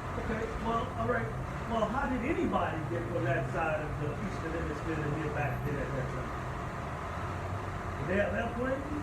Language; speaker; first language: English; native; English